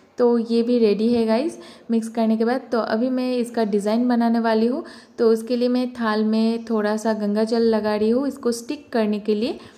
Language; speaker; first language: Hindi; non-native, local second language; Bangla